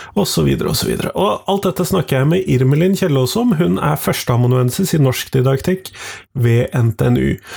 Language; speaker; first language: Norwegian; native; Norwegian